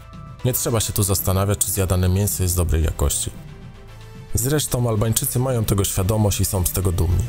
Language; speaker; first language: Polish; native; Polish